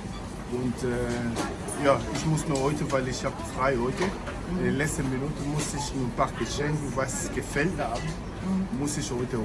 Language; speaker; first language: German; non-native, fluent; Lingala